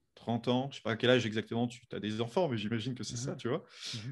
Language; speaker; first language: French; native; French